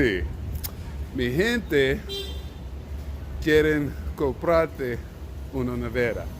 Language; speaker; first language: Spanish; non-native, learner; English